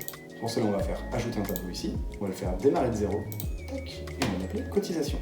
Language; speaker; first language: French; native; French